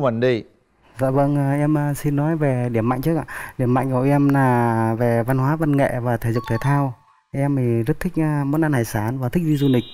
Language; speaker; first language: Vietnamese; native; Vietnamese